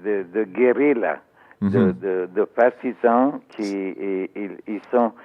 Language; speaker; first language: French; non-native, learner; Persian